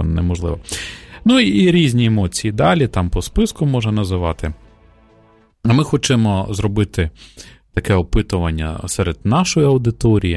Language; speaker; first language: Ukrainian; native; Ukrainian